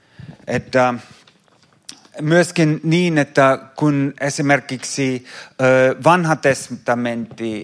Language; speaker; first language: Finnish; non-native, fluent; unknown